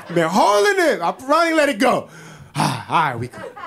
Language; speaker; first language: English; native; English